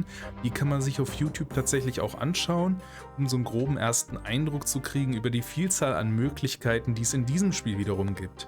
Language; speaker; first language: German; native; German